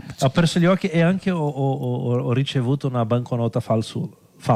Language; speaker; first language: Italian; non-native, fluent; Portuguese